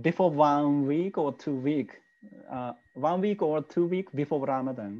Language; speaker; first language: English; non-native, learner; Japanese